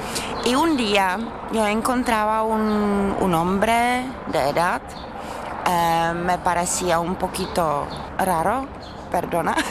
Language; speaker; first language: Spanish; non-native, learner; Czech